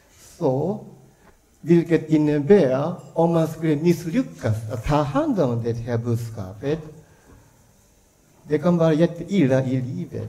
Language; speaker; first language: Swedish; non-native, fluent; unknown